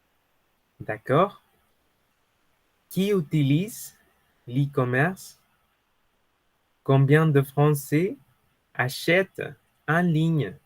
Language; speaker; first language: French; non-native, fluent; Spanish